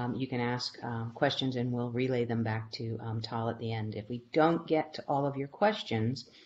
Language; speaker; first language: English; native; English